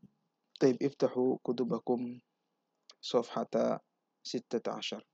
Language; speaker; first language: Arabic; non-native, fluent; Indonesian